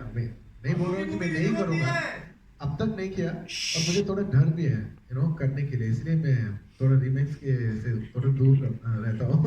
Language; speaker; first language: Hindi; non-native, local second language; Telugu